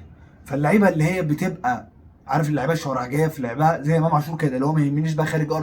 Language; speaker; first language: Arabic; native; Arabic